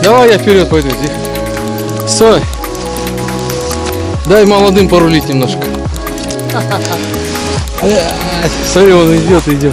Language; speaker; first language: Russian; native; Russian